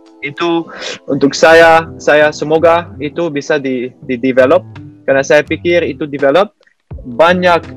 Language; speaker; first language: Indonesian; non-native, learner; Dutch